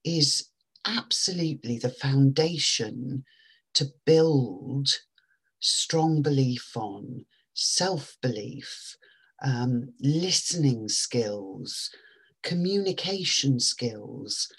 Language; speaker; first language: English; native; English